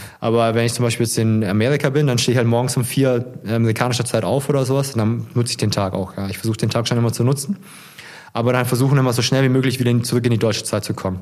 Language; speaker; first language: German; early bilingual, other home language; Korean